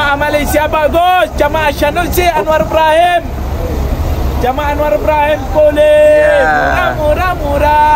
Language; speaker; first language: Indonesian; non-native, learner; Arabic